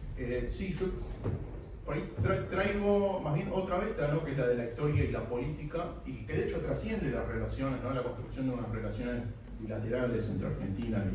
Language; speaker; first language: Spanish; native; Spanish